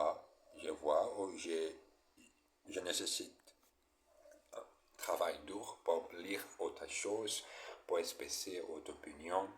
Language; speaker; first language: French; non-native, learner; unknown